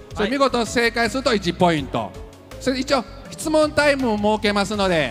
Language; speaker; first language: Japanese; native; Japanese